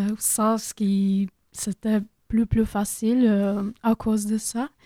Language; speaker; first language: French; non-native, learner; Croatian